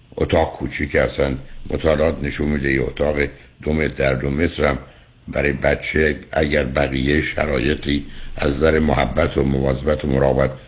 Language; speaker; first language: Persian; native; Persian